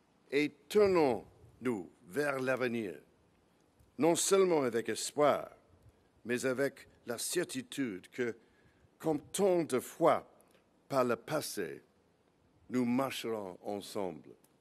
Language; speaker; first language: French; non-native, fluent; English